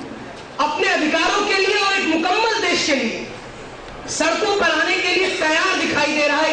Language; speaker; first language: Hindi; native; Hindi